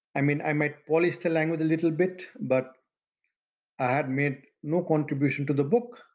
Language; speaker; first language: English; non-native, local second language; Maithili